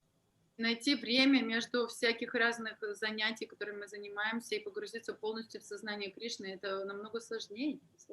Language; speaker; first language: Russian; native; Russian